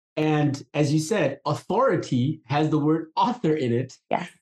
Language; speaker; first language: English; non-native, local second language; Igbo